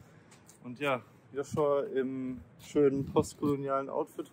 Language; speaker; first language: German; native; German